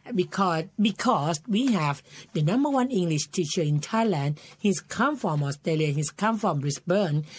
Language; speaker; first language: English; non-native, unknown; Thai